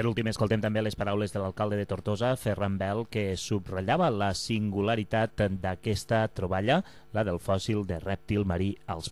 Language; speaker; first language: Catalan; native; Catalan